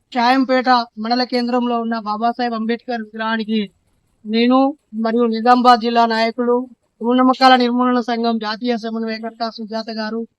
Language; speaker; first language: Telugu; native; Telugu